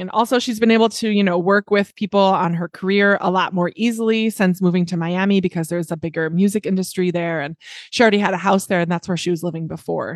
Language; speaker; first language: English; native; English